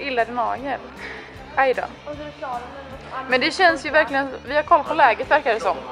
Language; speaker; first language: Swedish; native; Swedish